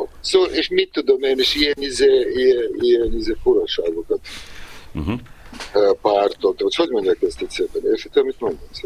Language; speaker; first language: Hungarian; non-native, fluent; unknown